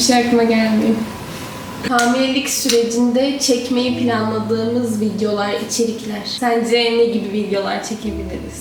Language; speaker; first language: Turkish; native; Turkish